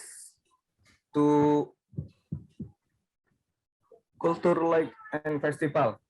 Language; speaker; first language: English; non-native, learner; Indonesian